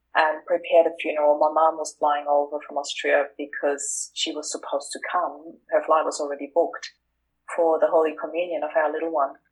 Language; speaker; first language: English; non-native, fluent; German